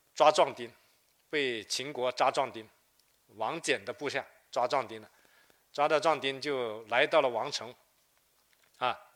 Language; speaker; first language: Chinese; native; Chinese